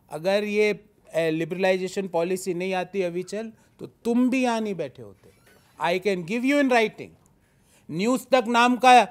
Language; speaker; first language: Hindi; native; Hindi